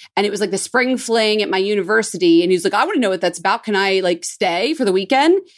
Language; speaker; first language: English; native; English